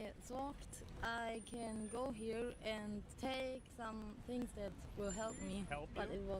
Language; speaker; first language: English; non-native, fluent; German